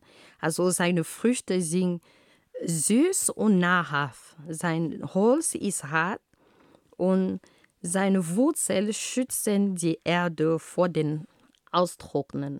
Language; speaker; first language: German; non-native, fluent; Ghomala